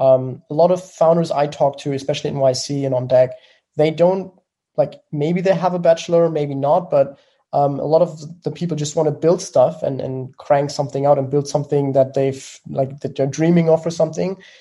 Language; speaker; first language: English; non-native, fluent; German